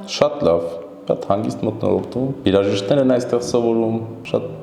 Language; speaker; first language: Armenian; native; Armenian